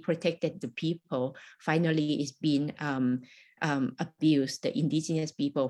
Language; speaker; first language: English; non-native, learner; Thai